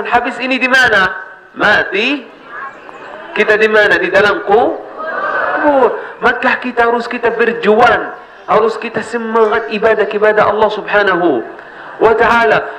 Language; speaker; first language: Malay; non-native, learner; Arabic